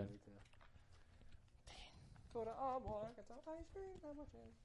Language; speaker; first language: English; native; English